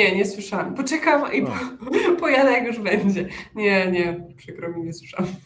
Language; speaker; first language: Polish; native; Polish